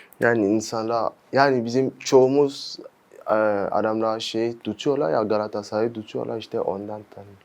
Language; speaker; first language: Turkish; non-native, fluent; French